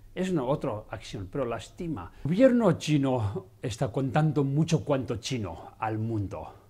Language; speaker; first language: Spanish; non-native, learner; Chinese